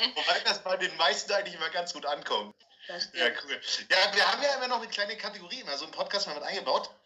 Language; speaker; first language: German; native; German